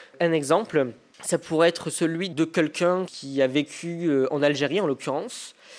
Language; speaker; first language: French; native; French